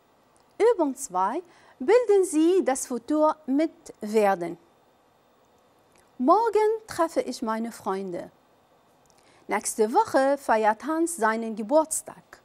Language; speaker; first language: German; non-native, fluent; Arabic